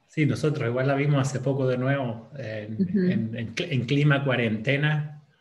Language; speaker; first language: Spanish; native; Spanish